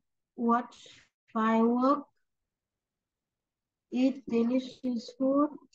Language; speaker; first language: English; non-native, learner; Vietnamese